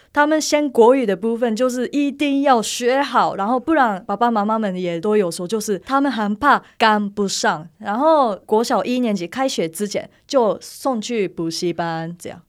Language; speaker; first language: Chinese; non-native, fluent; Japanese